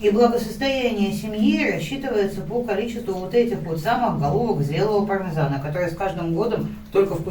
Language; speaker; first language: Russian; native; Russian